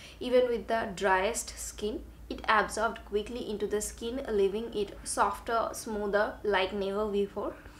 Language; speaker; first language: English; non-native, local second language; Bangla